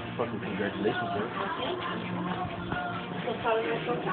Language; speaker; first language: English; native; English